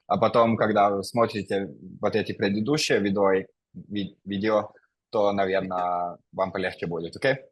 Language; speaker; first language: Russian; non-native, fluent; Finnish